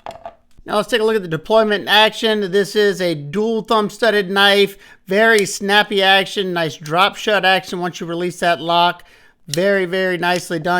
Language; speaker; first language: English; native; English